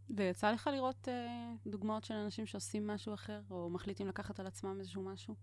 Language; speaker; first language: Hebrew; native; Hebrew